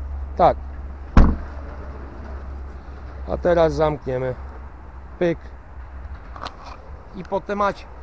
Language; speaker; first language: Polish; native; Polish